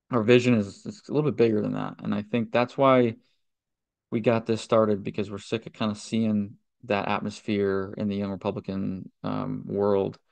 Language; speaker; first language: English; native; English